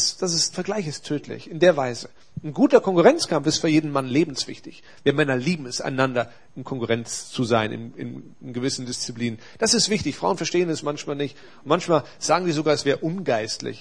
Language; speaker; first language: German; native; German